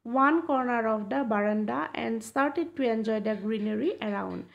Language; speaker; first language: English; non-native, local second language; Assamese